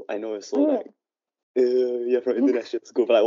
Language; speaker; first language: English; non-native, local second language; Cantonese